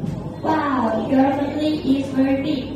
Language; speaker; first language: English; non-native, learner; Thai